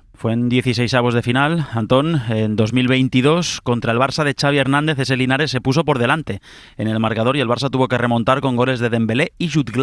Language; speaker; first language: Spanish; native; Spanish